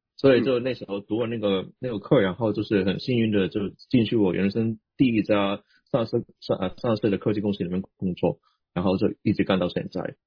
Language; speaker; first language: Chinese; non-native, local second language; Cantonese